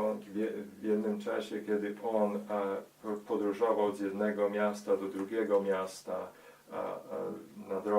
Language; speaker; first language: Polish; early bilingual, heritage; Polish